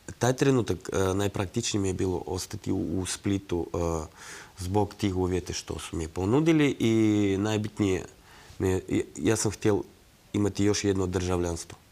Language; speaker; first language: Croatian; non-native, fluent; Russian